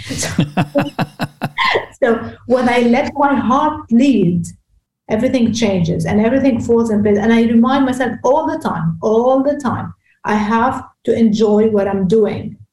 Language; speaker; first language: English; non-native, fluent; Arabic